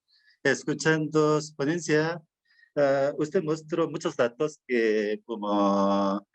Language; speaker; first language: Spanish; non-native, fluent; Korean